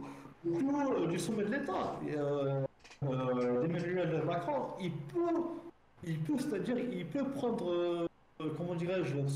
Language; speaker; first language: French; native; French